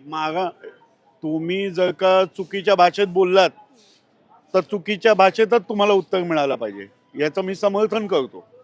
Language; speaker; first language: Marathi; native; Marathi